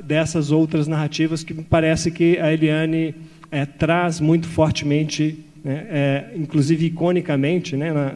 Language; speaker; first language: Portuguese; native; Portuguese